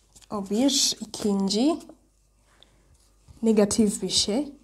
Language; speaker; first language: Turkish; non-native, learner; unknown